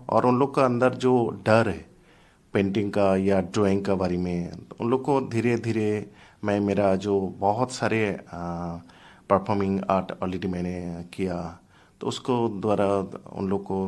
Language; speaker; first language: Hindi; non-native, local second language; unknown